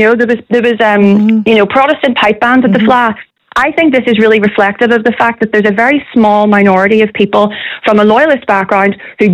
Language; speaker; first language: English; native; English